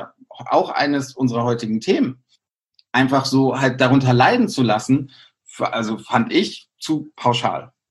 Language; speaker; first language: German; native; German